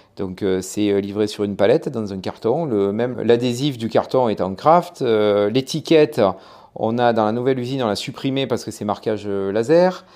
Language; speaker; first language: French; native; French